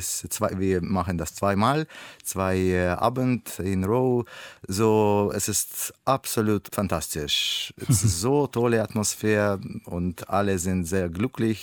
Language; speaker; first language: German; non-native, learner; Russian